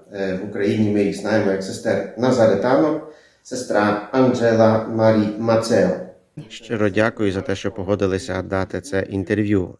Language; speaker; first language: Ukrainian; native; Ukrainian